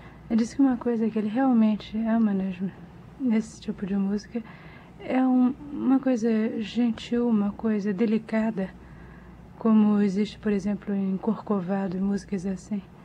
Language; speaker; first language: Portuguese; native; Portuguese